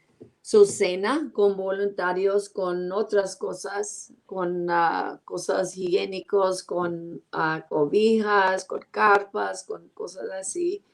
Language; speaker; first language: Spanish; non-native, learner; English